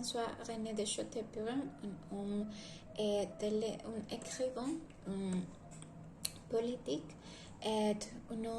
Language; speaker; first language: French; non-native, learner; Spanish